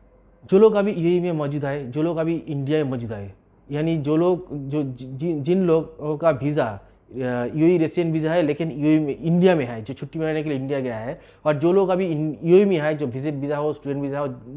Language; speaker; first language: Hindi; non-native, local second language; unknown